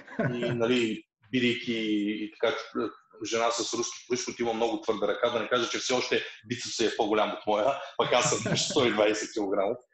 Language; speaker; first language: Bulgarian; early bilingual, other home language; Russian